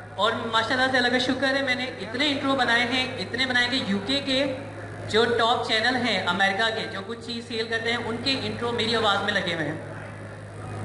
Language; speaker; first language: Urdu; non-native, local second language; Sindhi